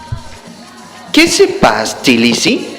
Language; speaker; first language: French; non-native, learner; Spanish